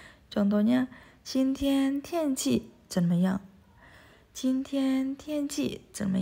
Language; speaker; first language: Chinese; non-native, fluent; Indonesian